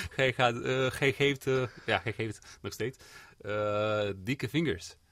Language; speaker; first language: Dutch; non-native, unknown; Serbian